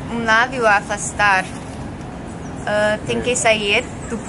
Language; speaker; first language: Portuguese; non-native, fluent; English